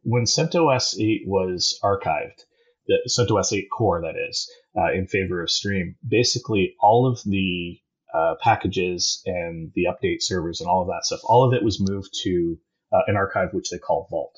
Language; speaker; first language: English; native; English